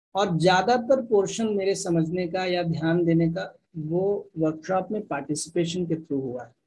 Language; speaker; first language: Hindi; native; Hindi